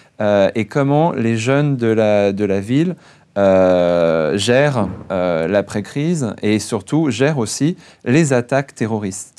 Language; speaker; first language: French; native; French